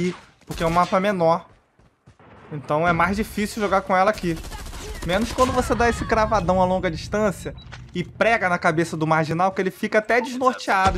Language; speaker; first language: Portuguese; native; Portuguese